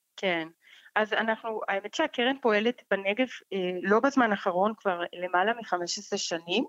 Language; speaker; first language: Hebrew; non-native, fluent; Spanish